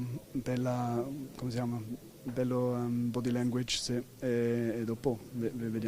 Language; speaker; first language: Italian; non-native, fluent; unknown